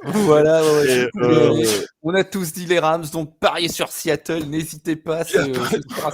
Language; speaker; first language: French; native; French